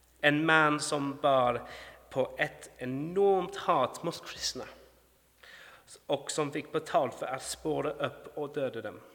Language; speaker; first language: Swedish; non-native, fluent; English